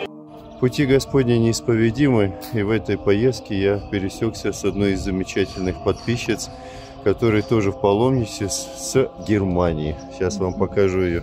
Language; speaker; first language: Russian; native; Russian